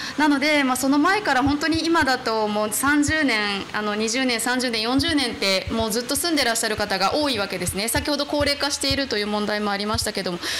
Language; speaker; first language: Japanese; native; Japanese